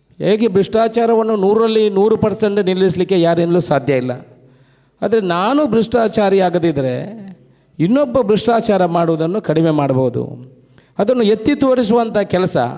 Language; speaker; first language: Kannada; non-native, local second language; Tulu